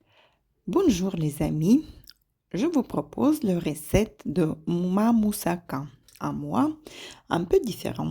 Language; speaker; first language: French; non-native, fluent; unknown